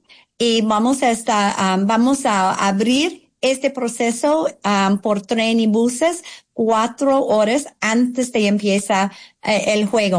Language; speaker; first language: Spanish; non-native, fluent; English